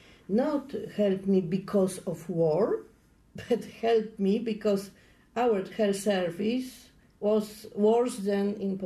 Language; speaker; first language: English; non-native, learner; Polish